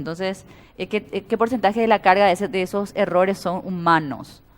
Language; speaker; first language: Spanish; native; Spanish